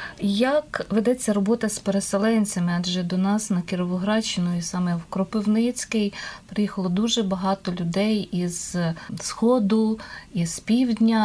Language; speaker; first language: Ukrainian; native; Ukrainian